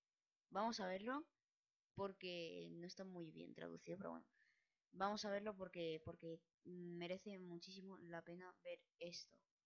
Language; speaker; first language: Spanish; native; Spanish